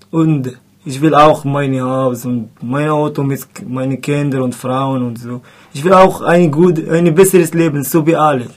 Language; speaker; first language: German; non-native, learner; Arabic